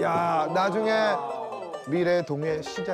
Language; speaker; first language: Korean; native; Korean